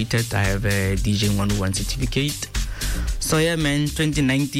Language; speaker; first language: English; non-native, local second language; Tswana